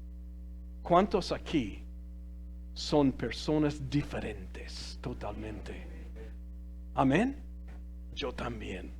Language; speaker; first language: Spanish; non-native, fluent; English